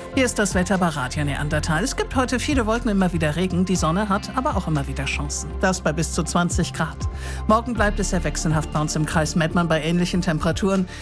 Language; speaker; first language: German; native; German